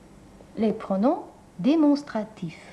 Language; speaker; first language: French; non-native, fluent; Russian